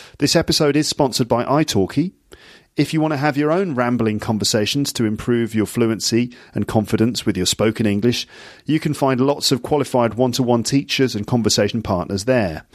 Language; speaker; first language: English; native; English